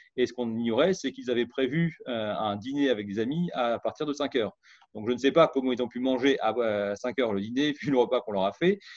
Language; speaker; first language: French; native; French